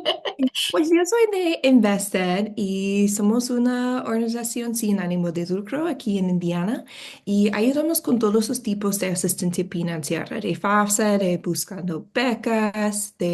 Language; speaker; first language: Spanish; non-native, fluent; English